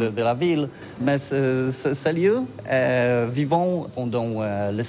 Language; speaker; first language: French; non-native, learner; Polish